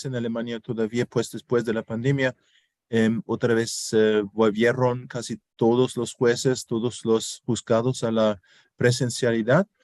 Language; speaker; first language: Spanish; non-native, fluent; German